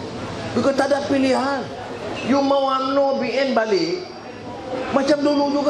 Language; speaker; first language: Malay; native; Malay